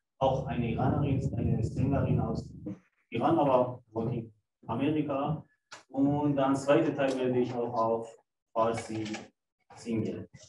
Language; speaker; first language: German; non-native, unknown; Persian